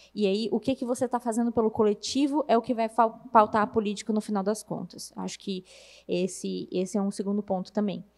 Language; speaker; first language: Portuguese; native; Portuguese